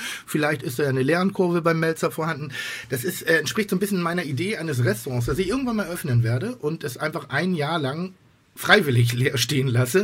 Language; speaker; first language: German; native; German